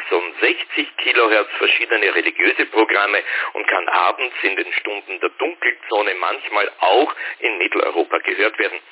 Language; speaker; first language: German; native; German